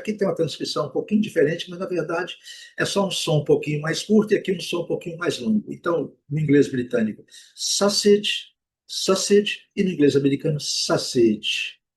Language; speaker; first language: Portuguese; native; Portuguese